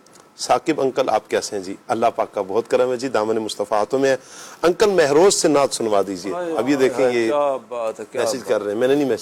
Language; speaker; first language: Urdu; native; Urdu